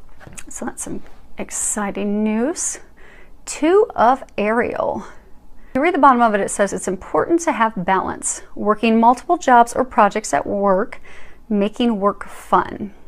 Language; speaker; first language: English; native; English